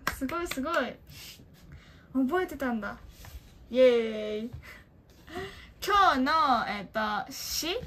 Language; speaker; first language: Japanese; early bilingual, heritage; Japanese